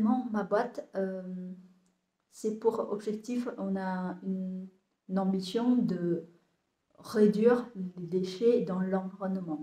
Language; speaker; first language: French; non-native, fluent; Vietnamese